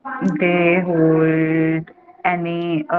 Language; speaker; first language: English; non-native, learner; Hindi